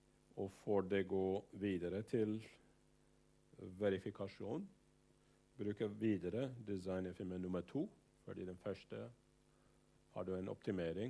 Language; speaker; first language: Norwegian; non-native, fluent; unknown